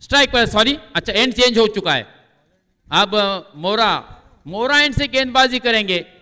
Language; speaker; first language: Hindi; non-native, local second language; Marathi